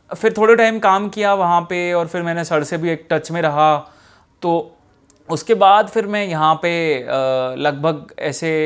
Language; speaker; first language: Hindi; native; Hindi